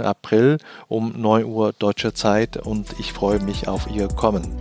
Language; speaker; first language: German; non-native, fluent; Chinese